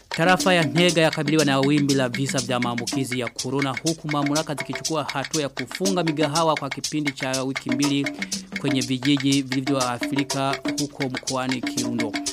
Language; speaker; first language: Swahili; non-native, local second language; Rundi